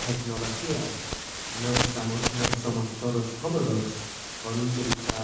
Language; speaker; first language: Spanish; non-native, fluent; English